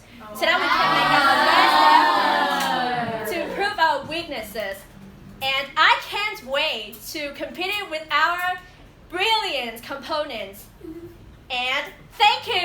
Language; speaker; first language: English; non-native, fluent; Vietnamese